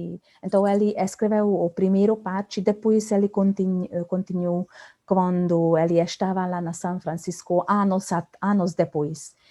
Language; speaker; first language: Portuguese; non-native, fluent; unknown